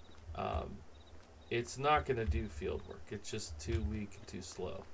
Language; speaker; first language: English; native; English